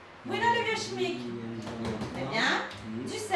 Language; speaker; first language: French; native; French